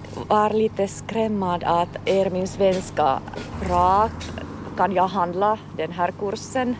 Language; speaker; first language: Swedish; non-native, local second language; Finnish